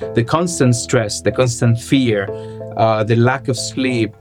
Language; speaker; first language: English; non-native, fluent; Arabic